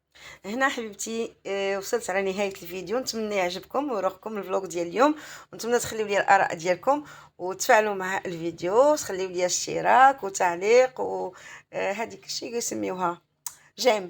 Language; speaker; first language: Arabic; native; Arabic